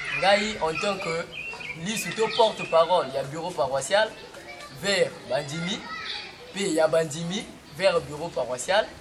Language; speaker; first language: Lingala; native; Lingala